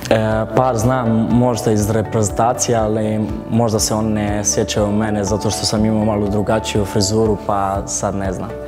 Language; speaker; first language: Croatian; early bilingual, heritage; German